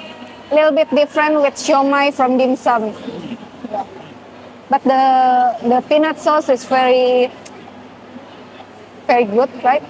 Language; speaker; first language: English; non-native, fluent; Indonesian